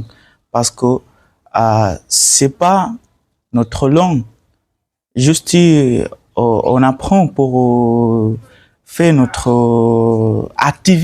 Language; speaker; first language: French; non-native, learner; Swahili